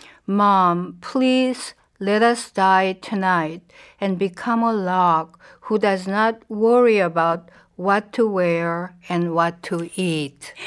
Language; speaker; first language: English; non-native, fluent; Korean